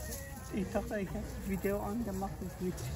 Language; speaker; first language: German; early bilingual, other home language; Turkish